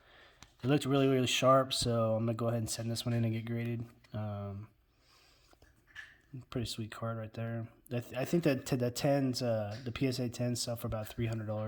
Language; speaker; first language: English; native; English